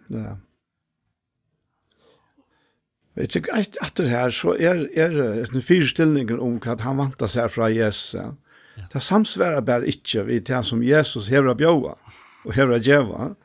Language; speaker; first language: Danish; non-native, local second language; Faroese